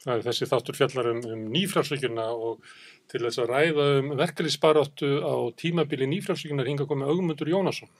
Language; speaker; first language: Icelandic; native; Icelandic